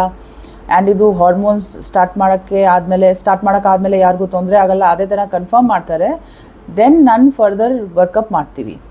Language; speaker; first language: Kannada; non-native, fluent; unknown